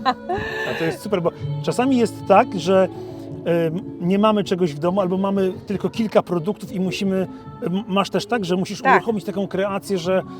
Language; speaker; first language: Polish; native; Polish